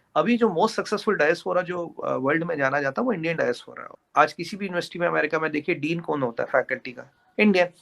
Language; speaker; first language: Hindi; native; Hindi